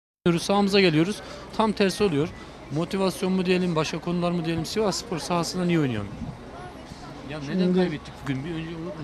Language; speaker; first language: Turkish; native; Turkish